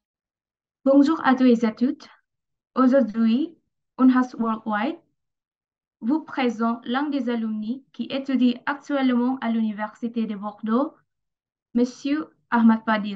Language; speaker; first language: French; non-native, learner; Indonesian